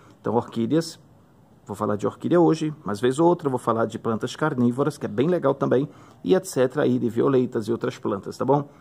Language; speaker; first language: Portuguese; native; Portuguese